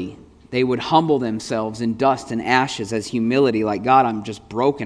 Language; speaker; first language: English; native; English